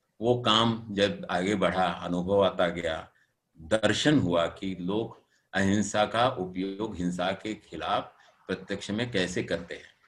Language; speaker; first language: Hindi; non-native, local second language; Marathi